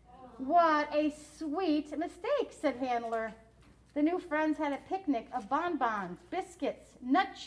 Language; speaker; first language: English; native; English